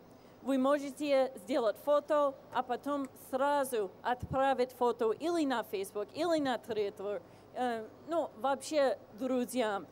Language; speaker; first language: Russian; non-native, fluent; English